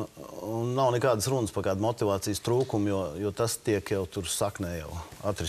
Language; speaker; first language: Latvian; native; Latvian